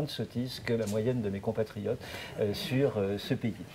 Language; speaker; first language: French; native; French